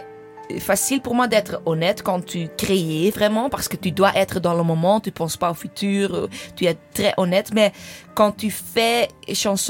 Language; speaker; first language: French; non-native, fluent; English